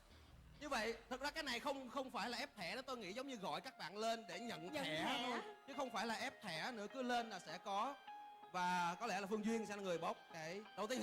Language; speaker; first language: Vietnamese; native; Vietnamese